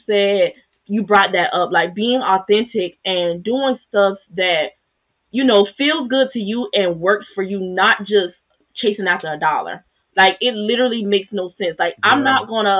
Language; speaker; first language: English; native; English